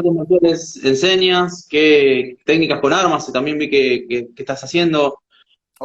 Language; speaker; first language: Spanish; native; Spanish